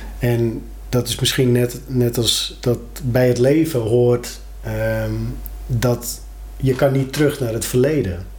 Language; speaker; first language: Dutch; native; Dutch